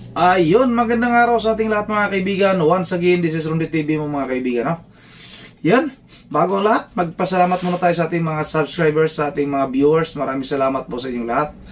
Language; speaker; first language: Filipino; native; Filipino